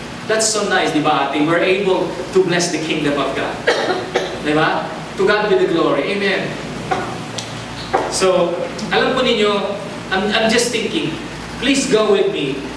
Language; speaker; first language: English; non-native, local second language; Chavacano